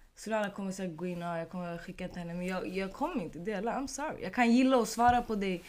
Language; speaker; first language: Swedish; early bilingual, other home language; Arabic